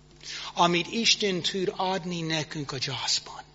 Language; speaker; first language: Hungarian; non-native, fluent; English